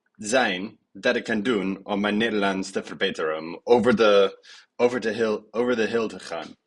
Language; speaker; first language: Dutch; non-native, fluent; English